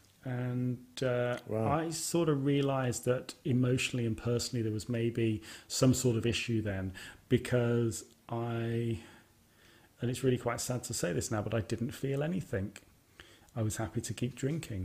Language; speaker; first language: English; native; English